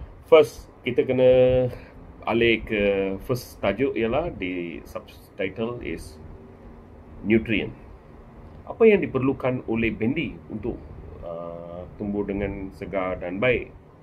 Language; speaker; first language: Malay; non-native, local second language; Tamil